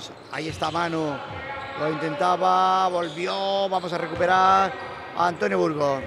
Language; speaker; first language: Spanish; native; Spanish